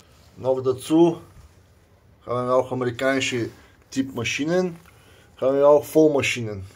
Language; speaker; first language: German; non-native, fluent; Bulgarian